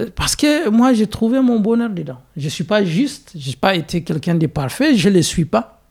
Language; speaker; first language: French; non-native, local second language; Hausa